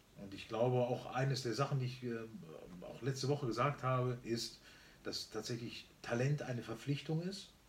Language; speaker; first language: German; early bilingual, other home language; Spanish